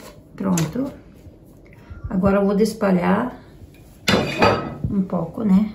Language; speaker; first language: Portuguese; non-native, learner; Ukrainian